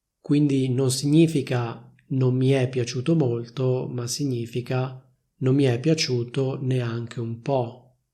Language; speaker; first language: Italian; native; Italian